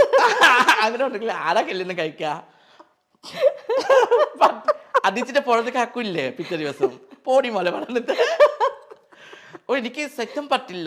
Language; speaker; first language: Malayalam; non-native, fluent; Assamese